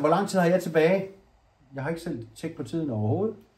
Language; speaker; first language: Danish; native; Danish